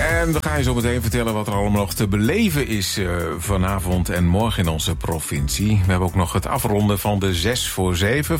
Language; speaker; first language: Dutch; native; Dutch